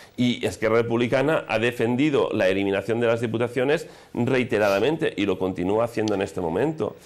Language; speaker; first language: Spanish; non-native, local second language; Catalan